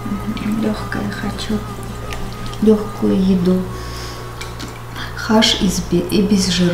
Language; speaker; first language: Russian; non-native, fluent; Armenian